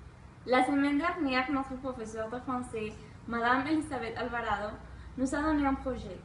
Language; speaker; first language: French; non-native, learner; Spanish